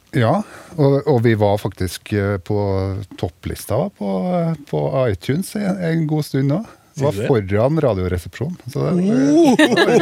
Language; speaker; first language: Norwegian; native; Norwegian